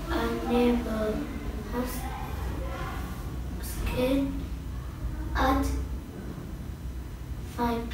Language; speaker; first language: English; non-native, learner; Vietnamese